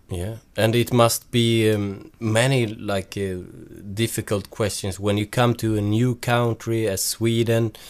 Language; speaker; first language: English; non-native, fluent; Swedish